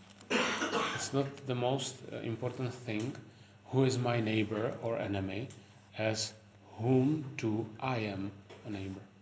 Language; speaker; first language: English; non-native, fluent; Czech